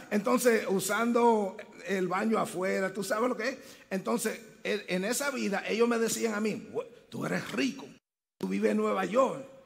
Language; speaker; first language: Spanish; early bilingual, heritage; Spanish